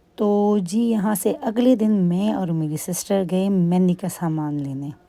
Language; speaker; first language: Urdu; non-native, local second language; Pashto